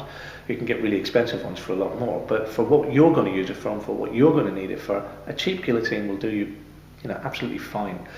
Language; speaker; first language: English; native; English